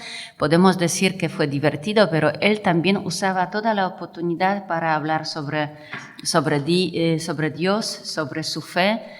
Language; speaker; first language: Spanish; non-native, fluent; Polish